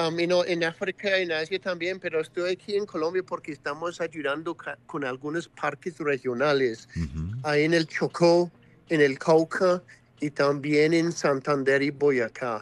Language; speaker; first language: Spanish; non-native, fluent; English